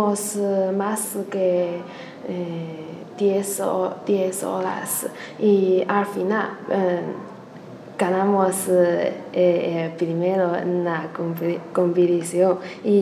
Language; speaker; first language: Spanish; non-native, learner; Chinese